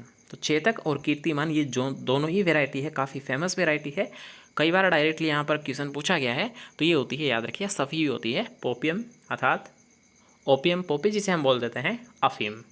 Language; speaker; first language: Hindi; native; Hindi